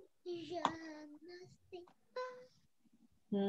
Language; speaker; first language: French; non-native, learner; Hindi